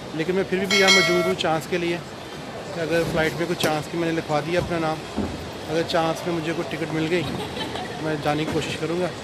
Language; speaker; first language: Hindi; non-native, local second language; Punjabi